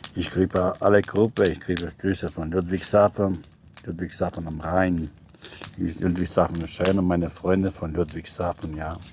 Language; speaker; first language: German; non-native, learner; Albanian